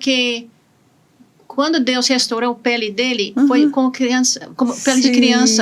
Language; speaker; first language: Portuguese; non-native, fluent; English